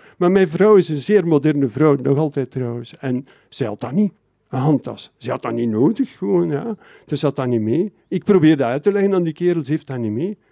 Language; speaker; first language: Dutch; native; Dutch